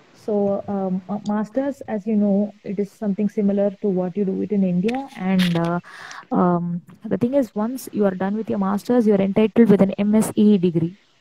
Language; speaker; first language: English; non-native, local second language; Tamil